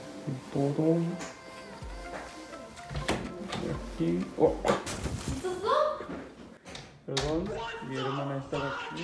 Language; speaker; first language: Spanish; non-native, learner; Korean